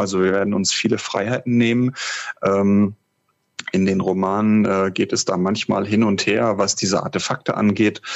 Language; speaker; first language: German; native; German